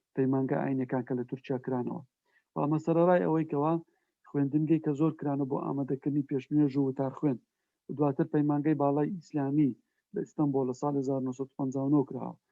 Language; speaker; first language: Central Kurdish; native; Central Kurdish